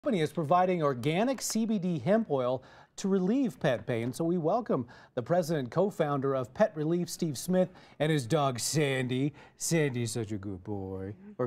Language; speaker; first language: English; native; English